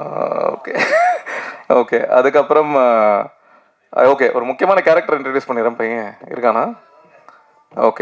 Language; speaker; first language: Tamil; native; Tamil